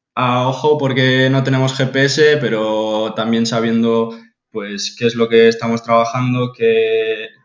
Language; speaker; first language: Spanish; native; Spanish